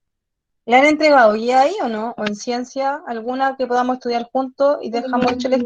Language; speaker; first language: Spanish; native; Spanish